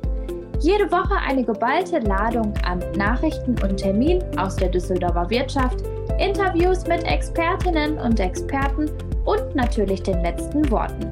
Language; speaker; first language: German; native; German